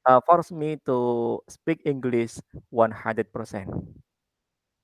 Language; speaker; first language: English; non-native, learner; Indonesian